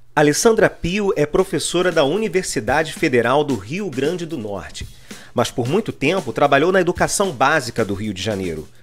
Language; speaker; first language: Portuguese; native; Portuguese